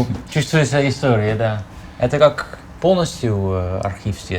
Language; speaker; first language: Russian; non-native, learner; Dutch